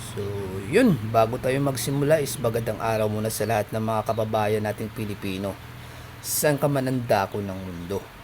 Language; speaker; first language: Filipino; non-native, local second language; Aklanon